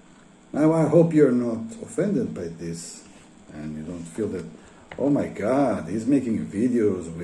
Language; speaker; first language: English; non-native, fluent; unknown